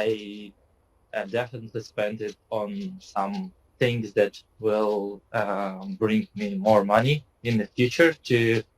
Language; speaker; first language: English; non-native, fluent; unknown